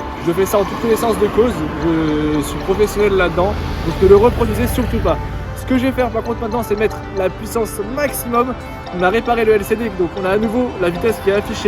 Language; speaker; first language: French; native; French